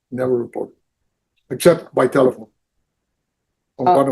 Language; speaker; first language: English; native; English